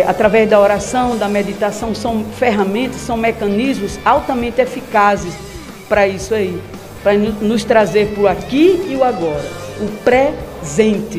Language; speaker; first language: Portuguese; native; Portuguese